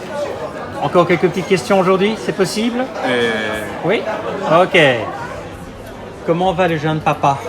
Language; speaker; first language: French; native; French